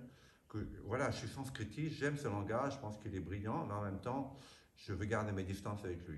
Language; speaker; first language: French; native; French